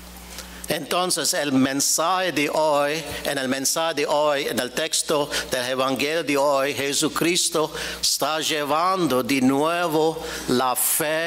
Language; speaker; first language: Spanish; non-native, fluent; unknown